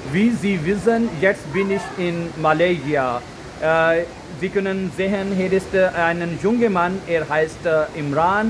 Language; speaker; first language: German; non-native, learner; Urdu